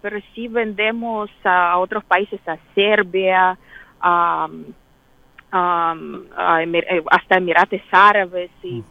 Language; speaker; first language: Spanish; non-native, fluent; Russian